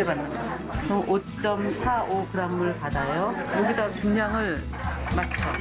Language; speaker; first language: Korean; native; Korean